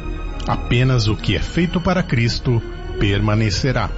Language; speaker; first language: Portuguese; native; Portuguese